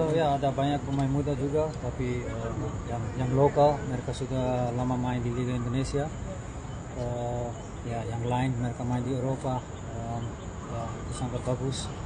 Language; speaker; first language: Indonesian; non-native, fluent; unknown